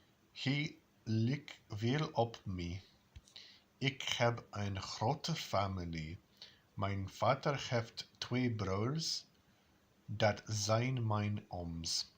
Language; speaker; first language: Dutch; non-native, learner; English